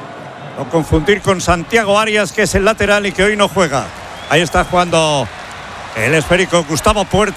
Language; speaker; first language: Spanish; native; Spanish